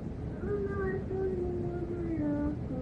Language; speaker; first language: Spanish; early bilingual, heritage; Spanish